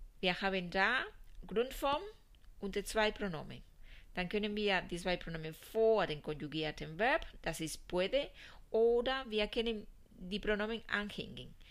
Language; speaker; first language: German; non-native, fluent; Spanish